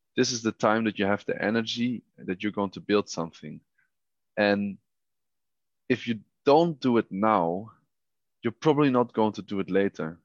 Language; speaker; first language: English; non-native, fluent; Dutch